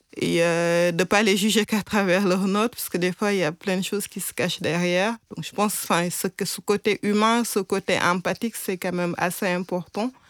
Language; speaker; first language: French; non-native, local second language; Wolof